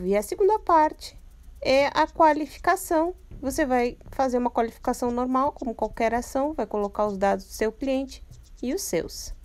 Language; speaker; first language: Portuguese; native; Portuguese